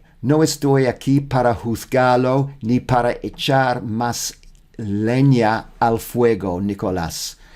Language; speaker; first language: Spanish; non-native, learner; English